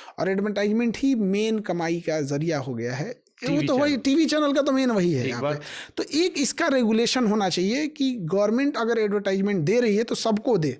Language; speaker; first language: Hindi; native; Hindi